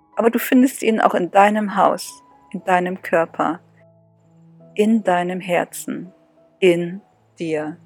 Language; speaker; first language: German; native; German